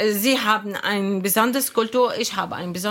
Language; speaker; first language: German; non-native, learner; Arabic